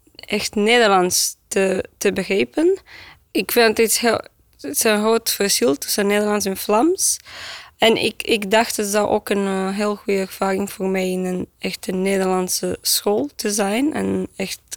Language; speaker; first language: Dutch; non-native, learner; Romanian